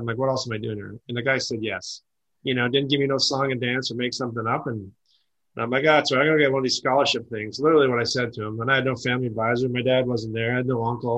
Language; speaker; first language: English; native; English